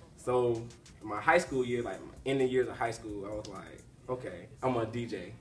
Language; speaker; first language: English; native; English